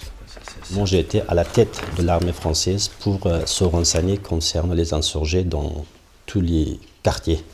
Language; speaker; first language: French; non-native, fluent; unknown